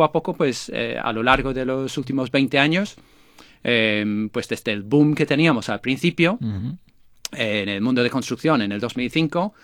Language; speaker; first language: Spanish; non-native, fluent; English